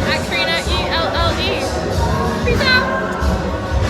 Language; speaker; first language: English; native; English